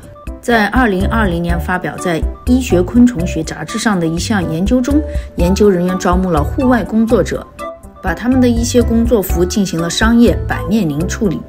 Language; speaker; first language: Chinese; native; Chinese